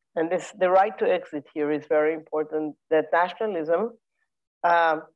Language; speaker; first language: English; non-native, fluent; Hebrew